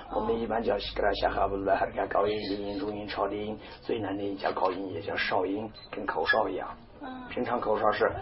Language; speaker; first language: Chinese; non-native, local second language; Tuvinian